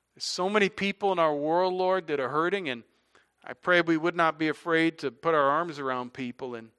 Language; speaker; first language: English; native; English